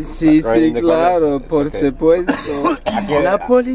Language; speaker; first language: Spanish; non-native, learner; German